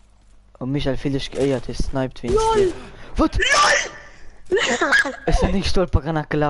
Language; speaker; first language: German; non-native, local second language; Luxembourgish